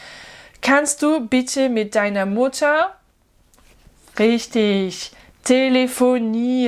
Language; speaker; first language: German; non-native, fluent; French